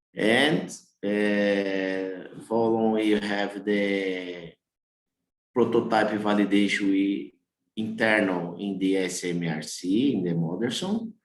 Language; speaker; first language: English; non-native, learner; Portuguese